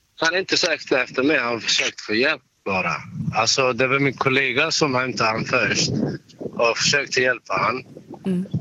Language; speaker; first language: Swedish; non-native, learner; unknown